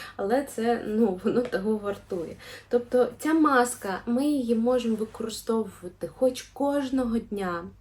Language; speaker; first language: Ukrainian; non-native, local second language; Russian